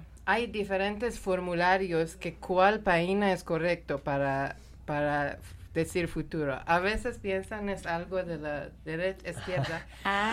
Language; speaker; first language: Spanish; non-native, learner; Persian